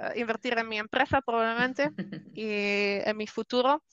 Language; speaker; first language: Spanish; non-native, fluent; Dutch